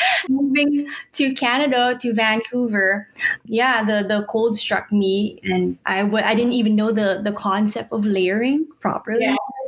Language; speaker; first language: English; non-native, local second language; Filipino